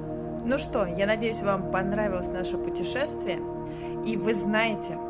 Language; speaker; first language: Russian; native; Russian